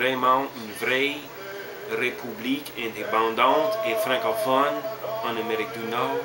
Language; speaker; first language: French; non-native, learner; English